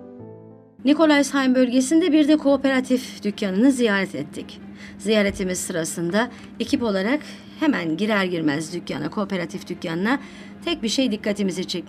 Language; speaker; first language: Turkish; native; Turkish